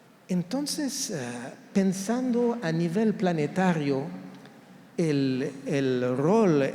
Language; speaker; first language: Spanish; non-native, fluent; French